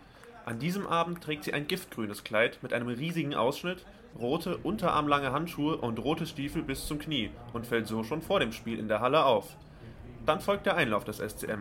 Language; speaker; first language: German; native; German